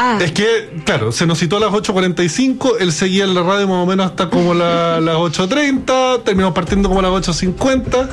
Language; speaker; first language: Spanish; native; Spanish